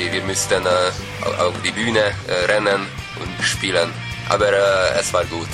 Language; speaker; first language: German; non-native, learner; Hungarian